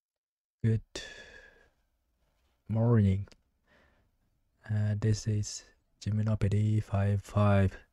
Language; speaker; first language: English; non-native, learner; Japanese